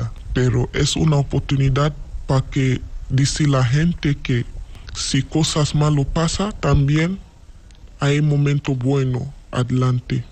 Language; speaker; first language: Spanish; non-native, learner; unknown